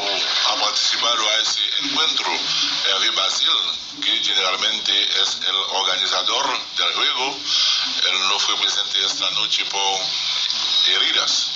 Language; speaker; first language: Spanish; non-native, fluent; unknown